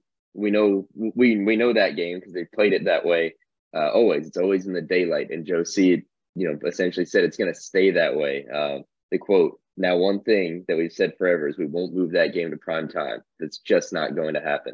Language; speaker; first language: English; native; English